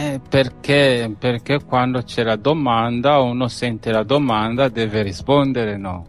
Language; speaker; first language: Italian; non-native, fluent; Kinyarwanda